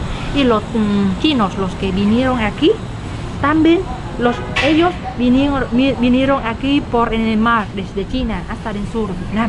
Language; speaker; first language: Spanish; non-native, learner; Vietnamese